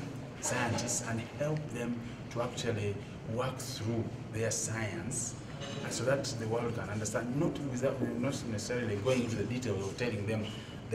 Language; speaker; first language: English; non-native, local second language; Ganda